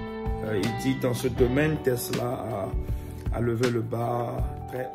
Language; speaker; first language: French; non-native, local second language; Ewe